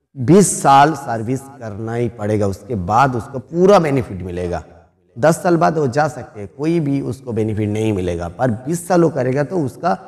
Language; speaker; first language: Hindi; non-native, local second language; Bangla